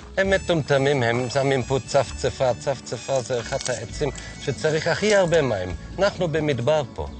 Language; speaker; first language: Hebrew; non-native, fluent; German